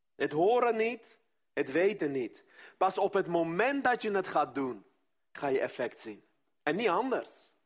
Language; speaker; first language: Dutch; non-native, fluent; Armenian